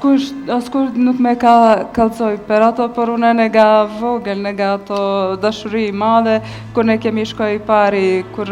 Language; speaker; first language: Albanian; non-native, learner; Bosnian